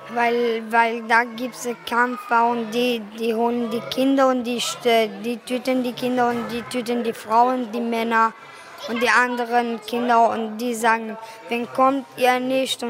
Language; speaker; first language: German; early bilingual, other home language; Arabic